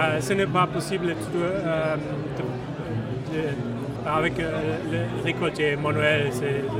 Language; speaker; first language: French; non-native, learner; German